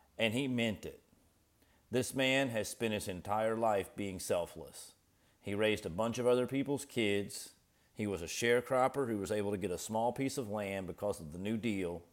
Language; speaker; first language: English; native; English